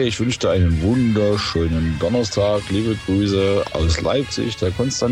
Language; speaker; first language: German; native; German